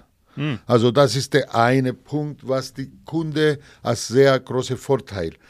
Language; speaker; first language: German; non-native, fluent; Greek